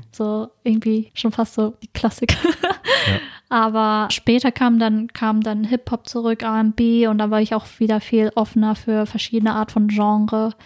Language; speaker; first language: German; early bilingual, other home language; Vietnamese